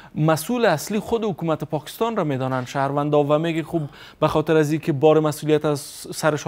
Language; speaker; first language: Persian; native; Persian